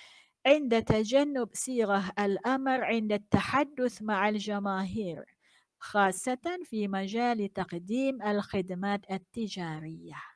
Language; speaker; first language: Arabic; non-native, fluent; Malay